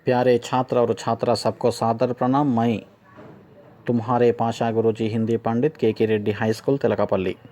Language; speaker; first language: Hindi; non-native, local second language; Telugu